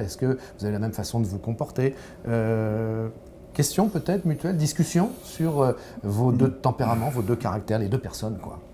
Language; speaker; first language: French; native; French